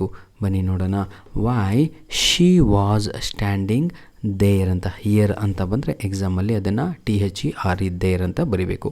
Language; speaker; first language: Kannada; native; Kannada